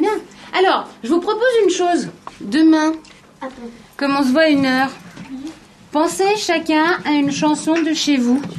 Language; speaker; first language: French; native; French